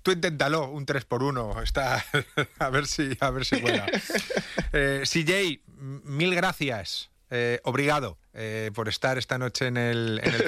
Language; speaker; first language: Spanish; native; Spanish